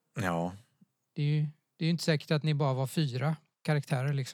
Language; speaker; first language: Swedish; native; Swedish